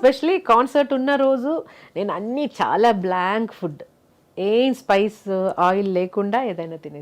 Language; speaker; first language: Telugu; non-native, local second language; Malayalam